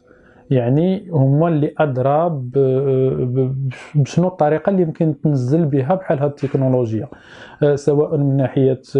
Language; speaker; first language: Arabic; native; Arabic